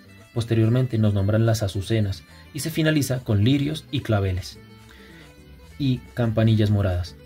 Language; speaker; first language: Spanish; native; Spanish